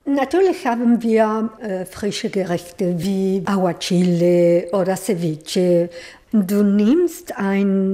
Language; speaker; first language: German; non-native, fluent; Spanish